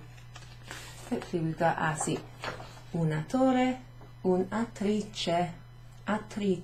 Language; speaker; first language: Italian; non-native, fluent; English